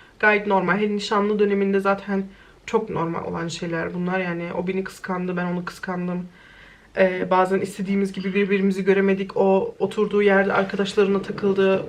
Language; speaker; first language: Turkish; early bilingual, heritage; Turkish